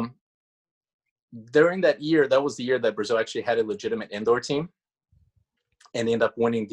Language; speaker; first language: English; non-native, fluent; Portuguese